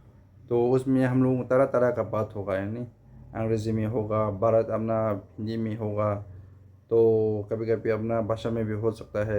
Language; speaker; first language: Hindi; non-native, fluent; Tibetan